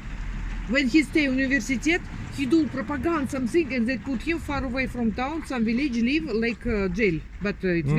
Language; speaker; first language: English; non-native, learner; Russian